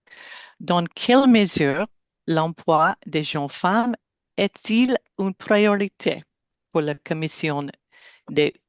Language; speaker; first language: French; non-native, learner; English